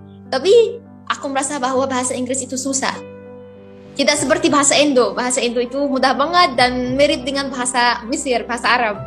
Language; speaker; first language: Indonesian; non-native, fluent; Arabic